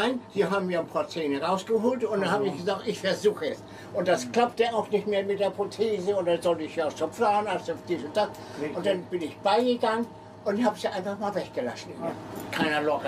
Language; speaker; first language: German; non-native, learner; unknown